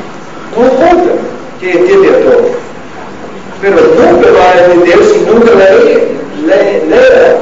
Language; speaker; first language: Spanish; non-native, learner; English